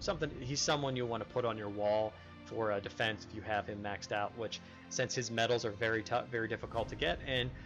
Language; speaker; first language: English; native; English